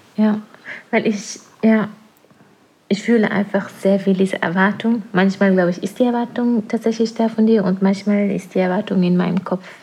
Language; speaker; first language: German; non-native, fluent; Norwegian